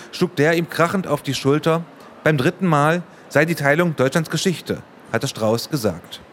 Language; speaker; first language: German; native; German